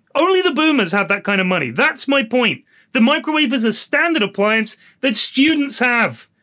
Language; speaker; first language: English; native; English